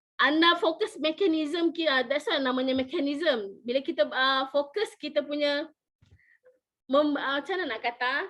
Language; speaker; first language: Malay; native; Malay